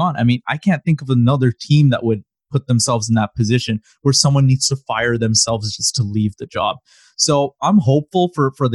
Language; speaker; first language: English; native; English